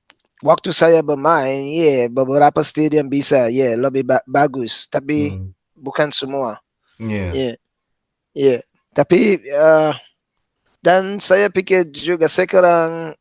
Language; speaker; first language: Indonesian; non-native, fluent; English